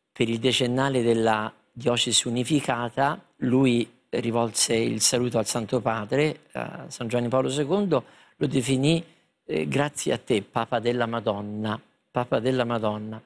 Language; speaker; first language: Italian; native; Italian